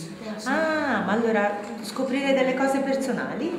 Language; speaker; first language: Italian; native; Italian